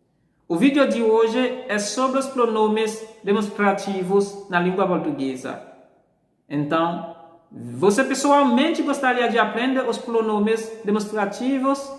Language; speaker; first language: Portuguese; non-native, fluent; Haitian Creole